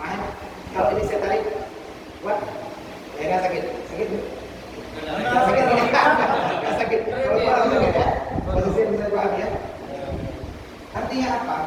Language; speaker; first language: Indonesian; non-native, local second language; Achinese